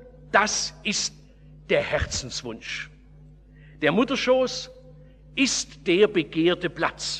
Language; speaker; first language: German; native; German